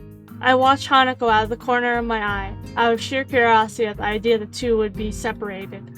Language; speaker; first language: English; native; English